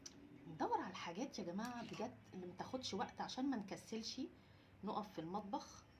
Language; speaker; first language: Arabic; native; Arabic